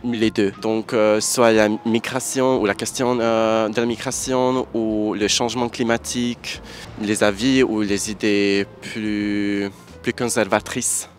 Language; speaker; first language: French; non-native, fluent; Hungarian